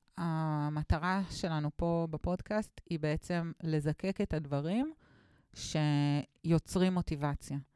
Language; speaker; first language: Hebrew; native; Hebrew